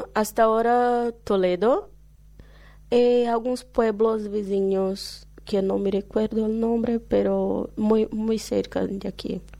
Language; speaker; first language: Spanish; non-native, learner; Portuguese